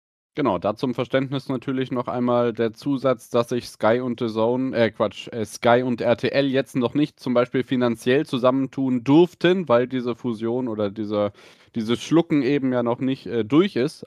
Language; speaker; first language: German; native; German